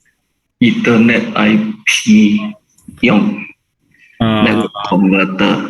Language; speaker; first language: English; non-native, local second language; Chinese